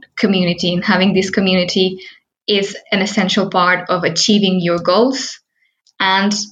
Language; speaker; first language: English; early bilingual, heritage; Spanish